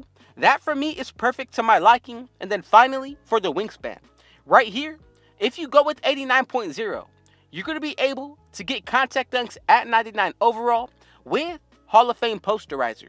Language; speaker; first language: English; native; English